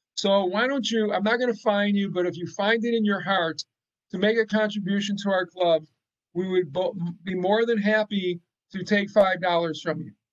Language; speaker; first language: English; native; English